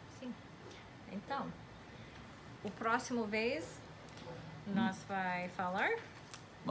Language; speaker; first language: Portuguese; non-native, fluent; English